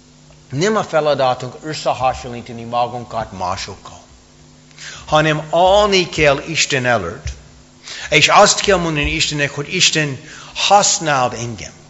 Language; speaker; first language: Hungarian; non-native, fluent; English